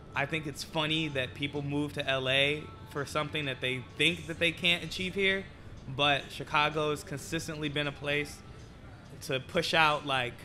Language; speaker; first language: English; native; English